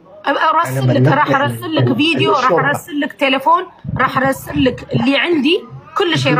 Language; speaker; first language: Arabic; non-native, fluent; Amharic